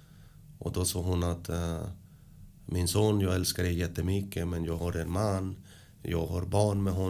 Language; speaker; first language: Swedish; early bilingual, other home language; Spanish